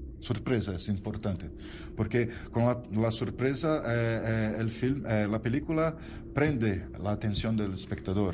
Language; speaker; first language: Spanish; non-native, learner; Portuguese